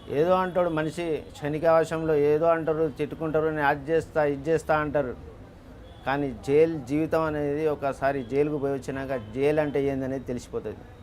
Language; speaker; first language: Telugu; non-native, local second language; Urdu